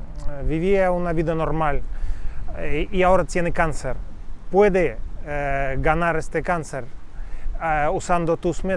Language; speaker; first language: Spanish; non-native, fluent; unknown